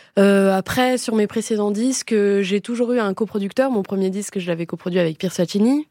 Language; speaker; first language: French; early bilingual, other home language; Portuguese